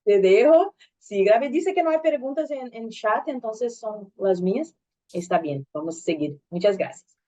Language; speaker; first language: Spanish; non-native, learner; Portuguese